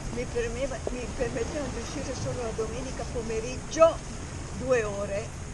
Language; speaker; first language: Italian; native; Italian